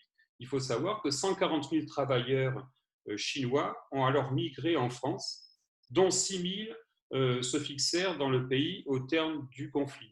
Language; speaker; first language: French; native; French